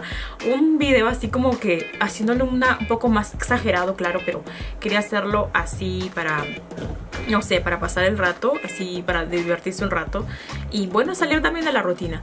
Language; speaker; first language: Spanish; native; Spanish